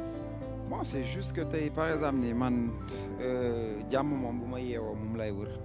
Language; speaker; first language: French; non-native, local second language; Wolof